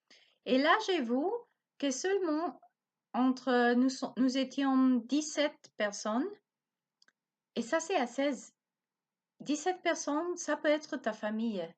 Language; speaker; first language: French; non-native, learner; Spanish